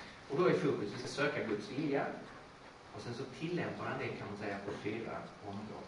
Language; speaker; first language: Swedish; native; Swedish